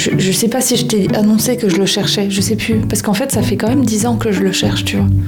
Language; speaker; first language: French; native; French